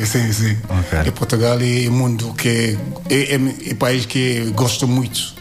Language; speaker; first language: Portuguese; non-native, learner; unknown